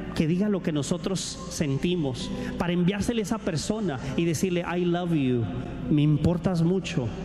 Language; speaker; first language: Spanish; native; Spanish